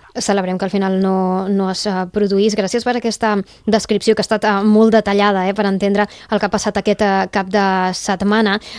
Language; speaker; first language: Catalan; native; Catalan